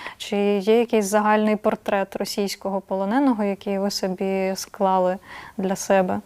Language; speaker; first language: Ukrainian; native; Ukrainian